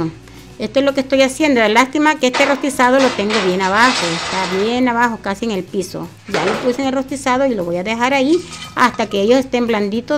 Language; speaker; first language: Spanish; native; Spanish